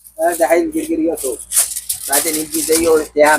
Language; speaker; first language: Arabic; non-native, learner; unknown